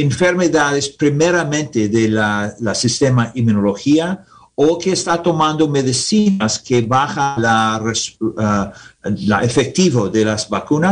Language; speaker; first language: Spanish; non-native, learner; English